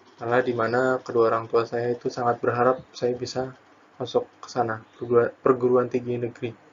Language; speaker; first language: Indonesian; native; Indonesian